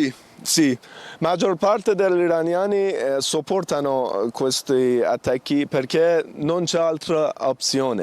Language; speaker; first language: Italian; non-native, learner; Persian